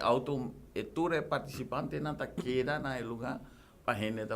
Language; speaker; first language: Spanish; non-native, local second language; Papiamento